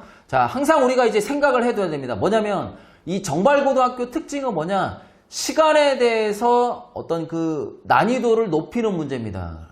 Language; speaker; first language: Korean; native; Korean